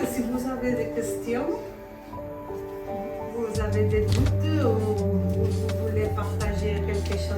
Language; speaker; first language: French; non-native, fluent; Spanish